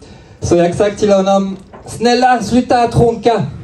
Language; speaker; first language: Swedish; non-native, learner; French